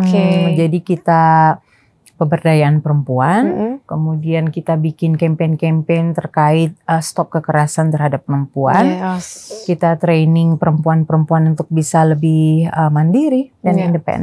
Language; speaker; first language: Indonesian; native; Indonesian